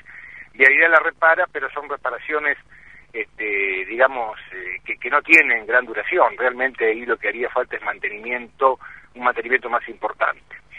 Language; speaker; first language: Spanish; native; Spanish